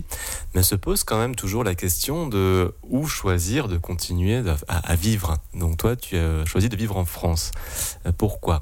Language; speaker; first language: French; native; French